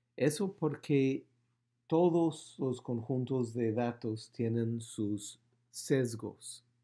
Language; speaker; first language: Spanish; non-native, fluent; English